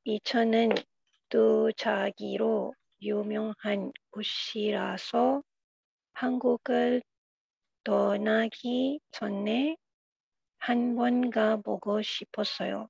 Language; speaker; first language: Korean; non-native, learner; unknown